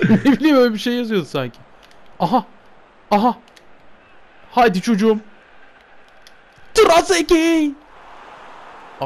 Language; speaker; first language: Turkish; native; Turkish